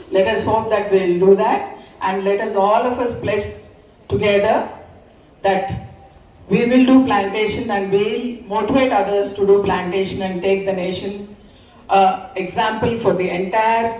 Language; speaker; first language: English; non-native, local second language; Telugu